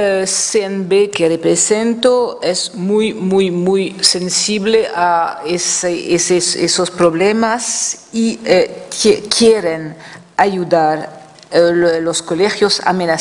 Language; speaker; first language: Spanish; non-native, fluent; French